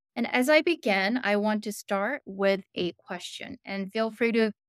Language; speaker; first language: English; early bilingual, other home language; Korean